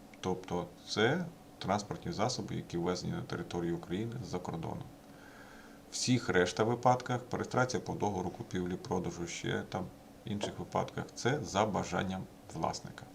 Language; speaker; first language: Ukrainian; native; Ukrainian